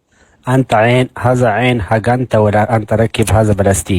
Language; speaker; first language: Arabic; non-native, learner; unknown